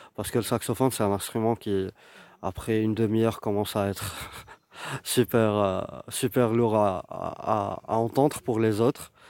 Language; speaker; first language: French; non-native, local second language; Arabic